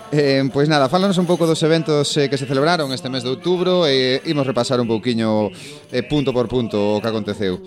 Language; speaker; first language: Galician; native; Galician